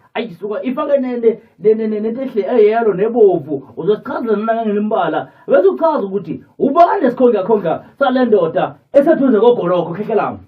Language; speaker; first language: Zulu; native; Zulu